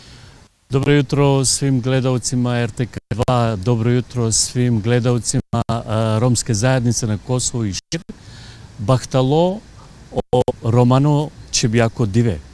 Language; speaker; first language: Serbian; non-native, local second language; Romany